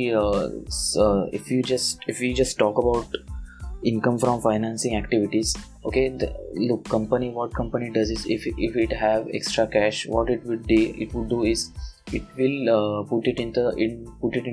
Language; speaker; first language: English; non-native, local second language; Marathi